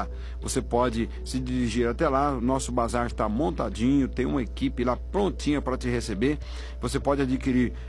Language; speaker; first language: Portuguese; native; Portuguese